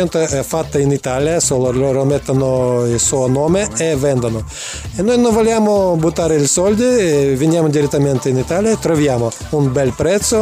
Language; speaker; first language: Italian; non-native, learner; Russian